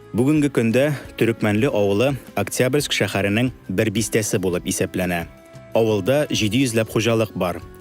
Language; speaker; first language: Tatar; native; Tatar